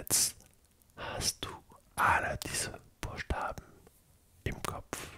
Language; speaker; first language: German; non-native, learner; French